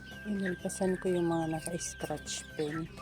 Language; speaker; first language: Filipino; native; Filipino